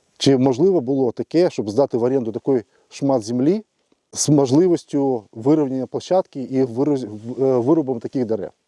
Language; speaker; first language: Ukrainian; non-native, local second language; Russian